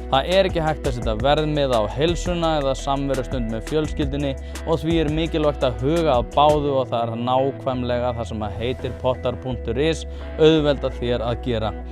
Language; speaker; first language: Icelandic; native; Icelandic